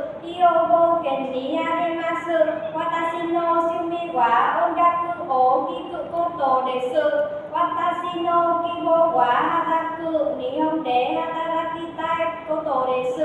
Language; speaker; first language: Japanese; non-native, learner; Vietnamese